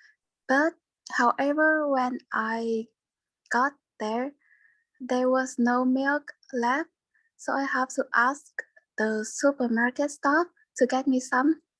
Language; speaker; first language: English; non-native, learner; Vietnamese